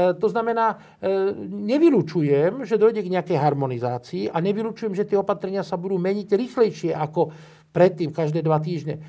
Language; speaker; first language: Slovak; native; Slovak